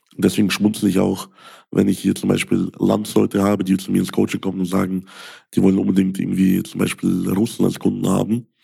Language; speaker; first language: German; early bilingual, other home language; Russian